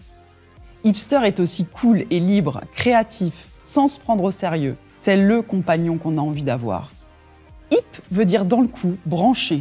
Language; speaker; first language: French; native; French